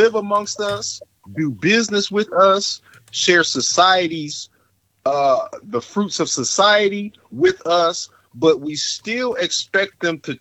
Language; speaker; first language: English; native; English